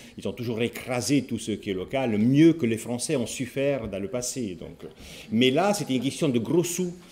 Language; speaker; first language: French; non-native, fluent; Italian